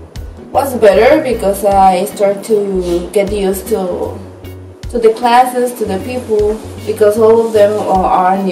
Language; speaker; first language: English; non-native, learner; Spanish